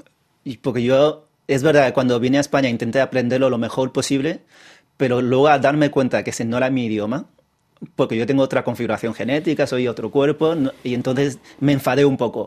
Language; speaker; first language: Spanish; early bilingual, other home language; Chinese